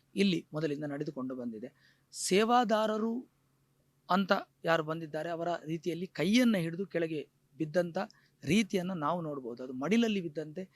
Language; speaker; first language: Kannada; non-native, local second language; Tulu